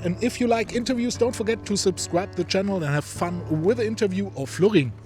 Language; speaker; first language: English; non-native, fluent; German